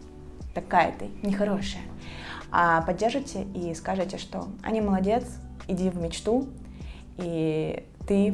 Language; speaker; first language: Russian; native; Russian